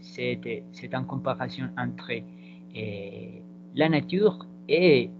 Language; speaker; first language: French; non-native, learner; Spanish